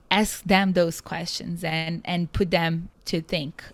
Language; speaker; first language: English; non-native, fluent; Portuguese